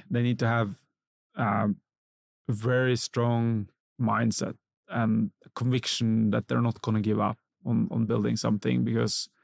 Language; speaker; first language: English; non-native, fluent; Norwegian